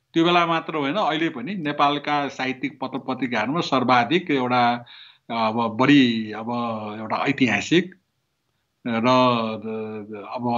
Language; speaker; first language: Nepali; non-native, local second language; Newari